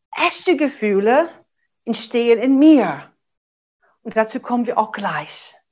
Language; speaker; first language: German; non-native, fluent; English